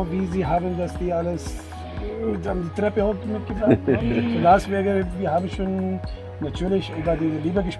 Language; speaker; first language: German; non-native, learner; Urdu